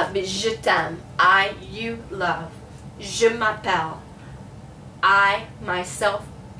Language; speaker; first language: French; non-native, fluent; English